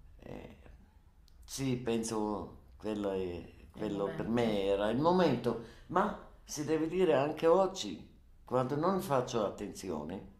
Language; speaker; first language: Italian; non-native, learner; German